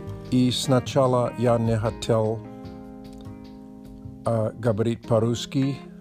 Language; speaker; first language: Russian; non-native, learner; English